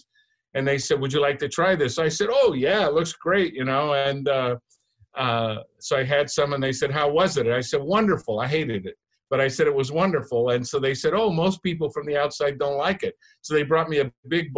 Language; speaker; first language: English; native; English